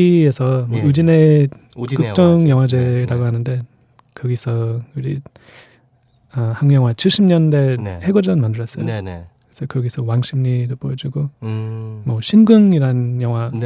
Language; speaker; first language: Korean; non-native, fluent; English